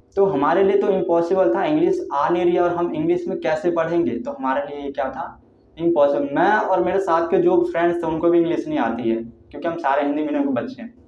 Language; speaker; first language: Hindi; native; Hindi